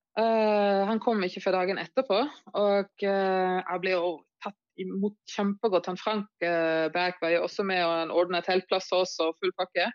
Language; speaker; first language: Norwegian; non-native, fluent; German